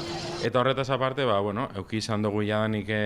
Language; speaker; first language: Basque; native; Basque